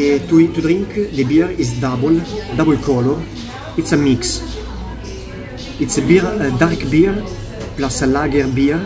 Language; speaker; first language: English; non-native, learner; Italian